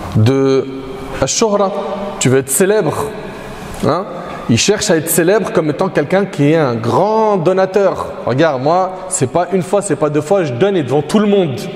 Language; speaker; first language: French; native; French